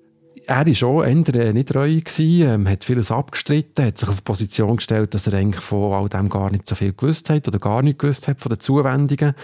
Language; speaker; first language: German; native; German